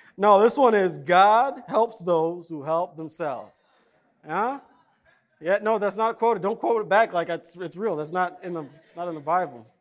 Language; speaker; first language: English; early bilingual, other home language; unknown